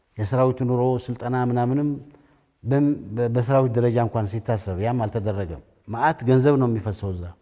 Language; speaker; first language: Amharic; non-native, local second language; Tigrinya